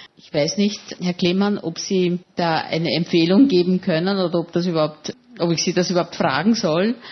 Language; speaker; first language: German; native; German